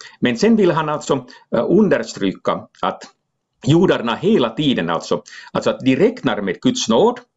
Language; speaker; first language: Swedish; non-native, local second language; Finnish